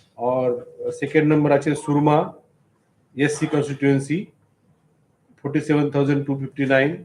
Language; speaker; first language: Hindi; non-native, local second language; Bangla